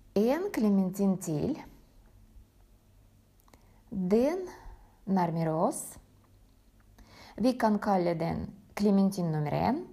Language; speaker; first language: Norwegian; non-native, fluent; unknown